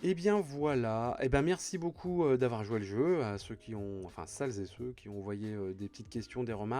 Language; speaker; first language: French; native; French